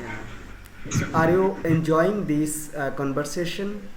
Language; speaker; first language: English; non-native, fluent; Bangla